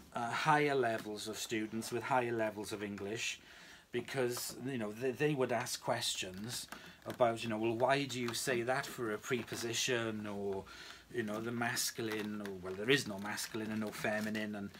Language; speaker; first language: English; native; English